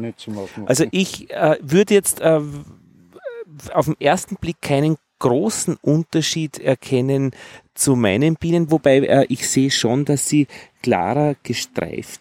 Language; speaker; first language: German; native; German